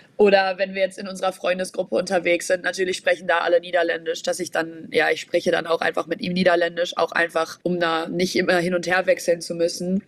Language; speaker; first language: German; native; German